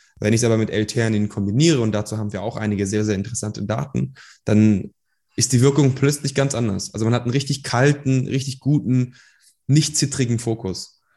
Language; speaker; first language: German; early bilingual, other home language; Persian